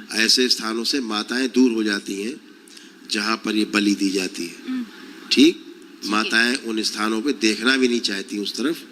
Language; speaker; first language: Hindi; native; Hindi